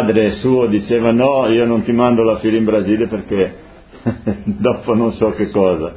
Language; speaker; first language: Italian; non-native, local second language; Friulian